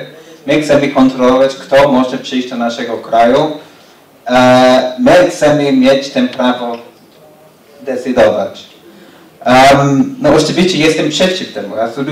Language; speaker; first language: Polish; non-native, learner; English